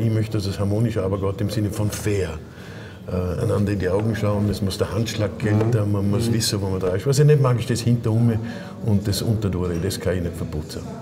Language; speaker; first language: German; native; German